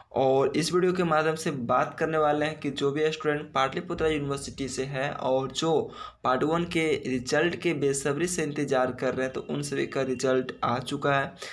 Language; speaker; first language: Hindi; native; Hindi